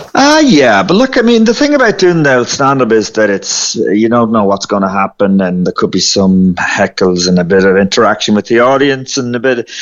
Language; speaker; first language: English; native; English